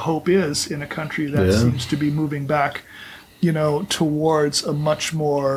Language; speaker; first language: English; native; English